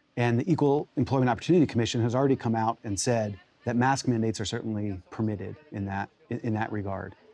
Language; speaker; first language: English; native; English